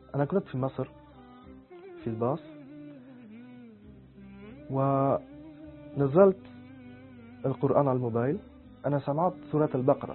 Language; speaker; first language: Arabic; non-native, fluent; French